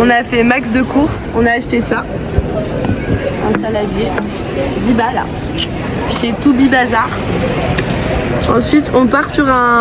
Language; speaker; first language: French; native; French